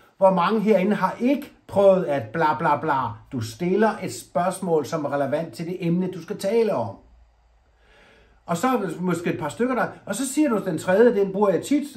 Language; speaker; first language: Danish; native; Danish